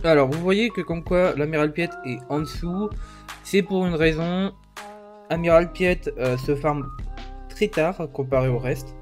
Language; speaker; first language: French; native; French